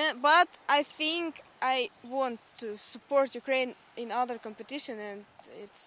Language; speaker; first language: English; non-native, learner; Ukrainian